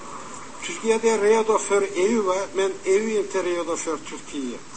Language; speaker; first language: Swedish; non-native, learner; Turkish